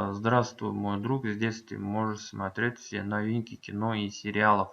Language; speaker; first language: Russian; non-native, local second language; Kazakh